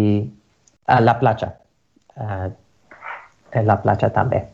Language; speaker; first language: Catalan; non-native, learner; English